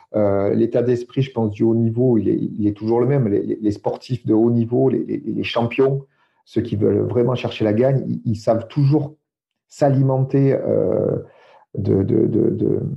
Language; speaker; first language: French; native; French